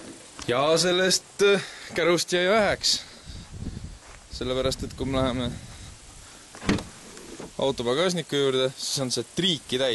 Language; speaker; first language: Estonian; native; Estonian